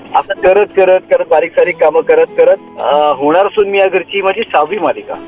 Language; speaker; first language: Marathi; native; Marathi